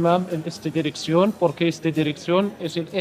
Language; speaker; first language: Spanish; non-native, learner; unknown